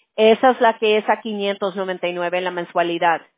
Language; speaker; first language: Spanish; early bilingual, heritage; Spanish